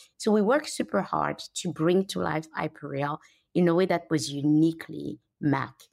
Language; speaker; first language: English; non-native, fluent; French